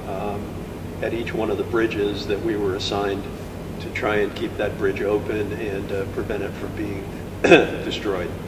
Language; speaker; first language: English; native; English